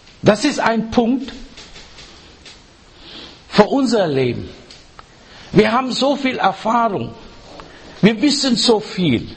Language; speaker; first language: German; non-native, learner; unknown